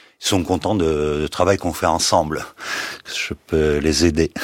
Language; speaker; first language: French; non-native, fluent; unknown